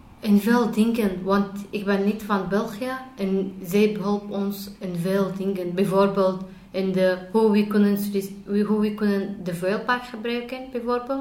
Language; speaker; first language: Dutch; non-native, learner; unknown